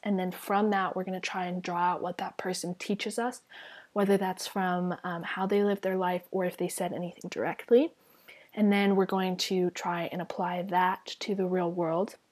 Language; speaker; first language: English; native; English